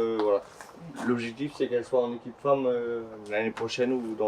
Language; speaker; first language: French; native; French